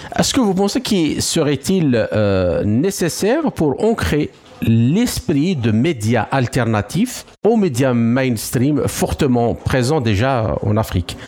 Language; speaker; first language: French; non-native, local second language; Arabic